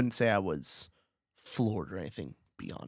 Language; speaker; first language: English; native; English